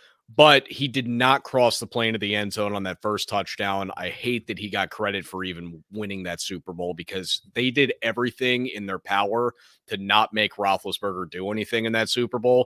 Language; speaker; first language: English; native; English